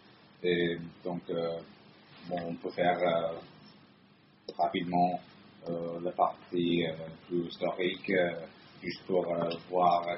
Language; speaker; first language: French; non-native, fluent; Italian